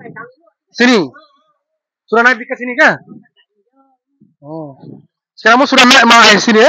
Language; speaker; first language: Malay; non-native, learner; Bangla